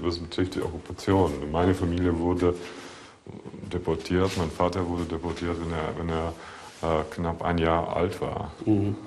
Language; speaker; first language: German; non-native, fluent; Latvian